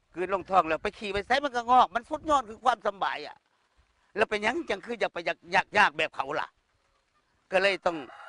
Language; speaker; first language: Thai; native; Thai